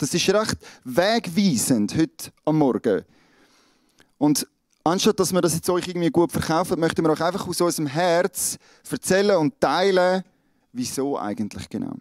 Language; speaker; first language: German; native; German